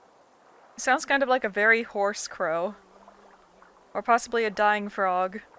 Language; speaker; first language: English; native; English